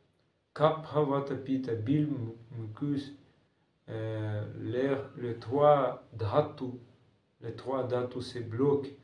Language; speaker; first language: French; non-native, fluent; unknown